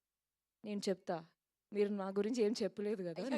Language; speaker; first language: Telugu; non-native, local second language; Malayalam